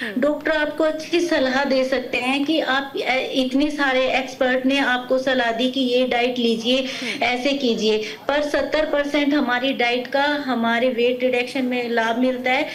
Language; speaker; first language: Hindi; native; Hindi